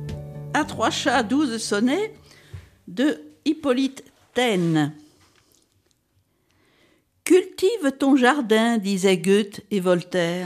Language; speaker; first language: French; native; French